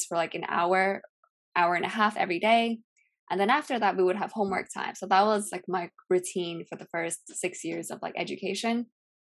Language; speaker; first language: English; early bilingual, other home language; Cantonese